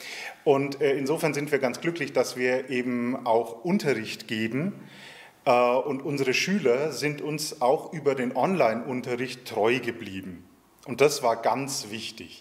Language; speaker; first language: German; native; German